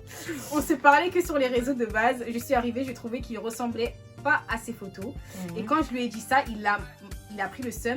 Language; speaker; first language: French; native; French